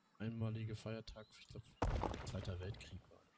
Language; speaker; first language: German; native; German